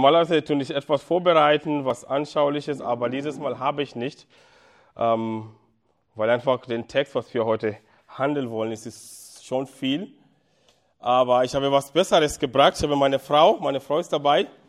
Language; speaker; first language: German; non-native, fluent; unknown